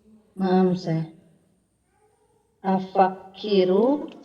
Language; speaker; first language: Arabic; non-native, learner; Indonesian